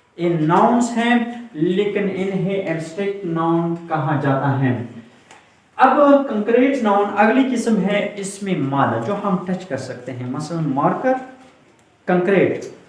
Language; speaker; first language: Urdu; non-native, local second language; Pashto